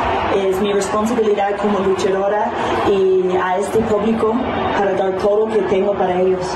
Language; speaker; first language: Spanish; non-native, fluent; English